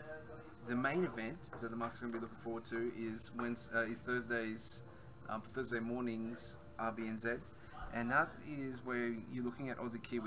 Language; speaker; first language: English; native; English